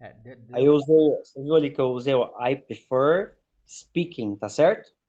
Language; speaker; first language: Portuguese; native; Portuguese